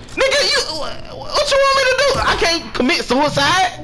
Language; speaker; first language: English; native; English